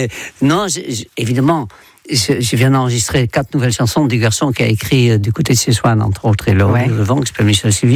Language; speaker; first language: French; non-native, fluent; Dutch